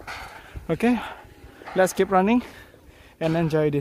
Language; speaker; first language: English; non-native, learner; Indonesian